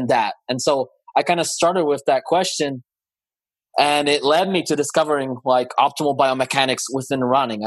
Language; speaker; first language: English; non-native, fluent; Polish